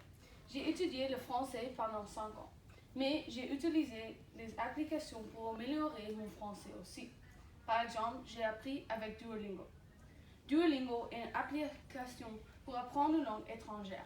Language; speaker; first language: French; non-native, learner; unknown